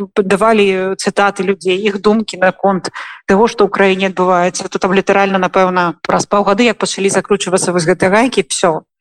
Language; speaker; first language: Belarusian; non-native, local second language; Russian